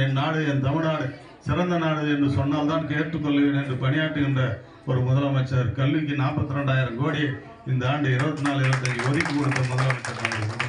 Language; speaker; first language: Tamil; native; Tamil